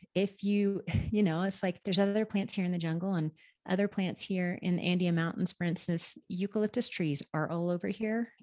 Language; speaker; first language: English; native; English